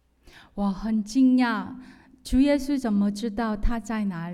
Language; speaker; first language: Chinese; non-native, fluent; Korean